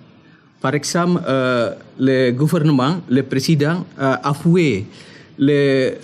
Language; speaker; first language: French; non-native, fluent; Indonesian